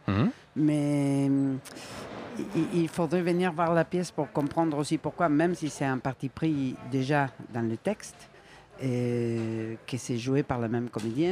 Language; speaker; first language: French; non-native, fluent; Spanish